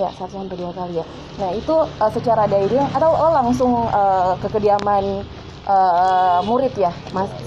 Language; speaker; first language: Indonesian; native; Indonesian